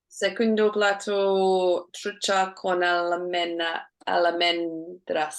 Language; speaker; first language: Spanish; non-native, learner; English